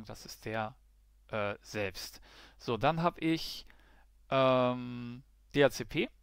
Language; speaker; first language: German; native; German